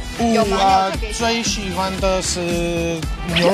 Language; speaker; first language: Chinese; non-native, learner; English